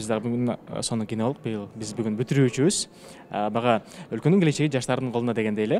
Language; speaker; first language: Kyrgyz; native; Kyrgyz